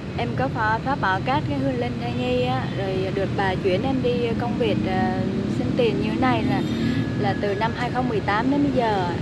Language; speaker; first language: Vietnamese; native; Vietnamese